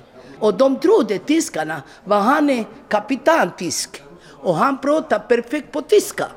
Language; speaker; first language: Swedish; non-native, learner; Romany